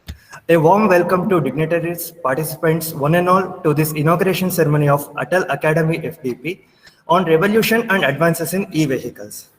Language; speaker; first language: English; non-native, local second language; Kannada